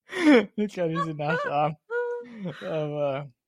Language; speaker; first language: German; early bilingual, other home language; Slovak